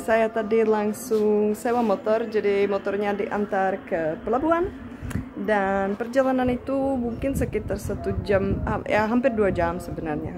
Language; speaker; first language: Indonesian; non-native, fluent; Czech